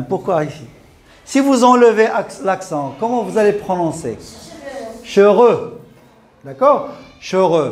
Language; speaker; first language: French; non-native, local second language; Arabic